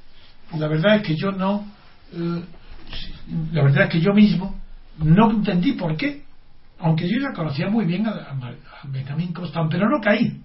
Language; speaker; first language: Spanish; native; Spanish